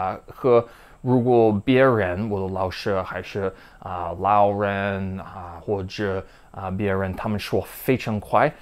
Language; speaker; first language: Chinese; non-native, learner; English